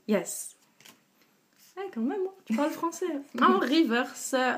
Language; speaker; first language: French; native; French